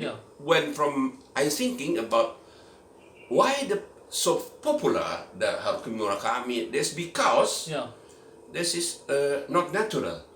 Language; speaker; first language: English; non-native, learner; Indonesian